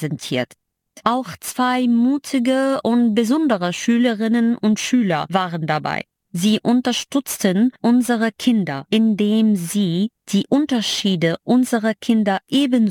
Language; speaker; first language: German; non-native, fluent; Arabic